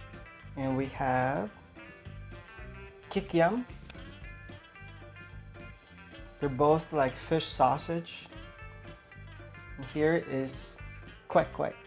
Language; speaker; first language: English; non-native, local second language; Filipino